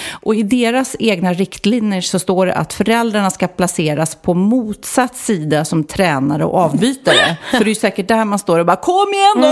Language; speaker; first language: Swedish; native; Swedish